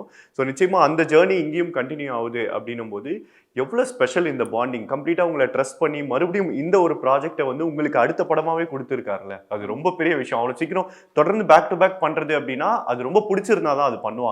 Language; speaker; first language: Tamil; native; Tamil